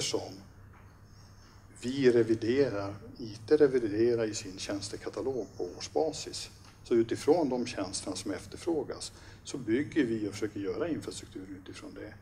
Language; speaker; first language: Swedish; native; Swedish